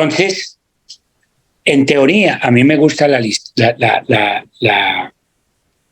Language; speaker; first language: Spanish; native; Spanish